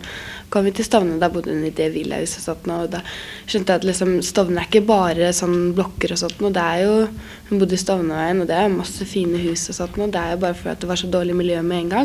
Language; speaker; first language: Norwegian; native; Norwegian